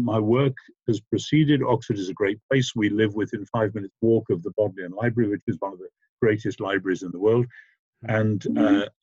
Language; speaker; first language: English; native; English